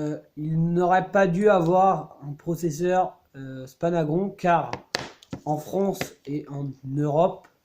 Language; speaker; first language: French; native; French